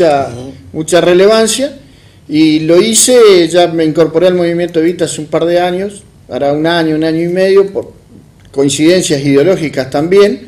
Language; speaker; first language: Spanish; native; Spanish